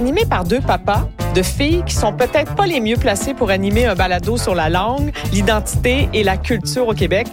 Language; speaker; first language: French; native; French